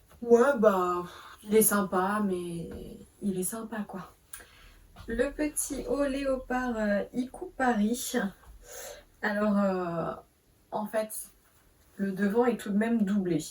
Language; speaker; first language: French; native; French